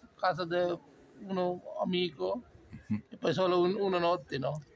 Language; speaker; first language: Italian; non-native, fluent; Sinhala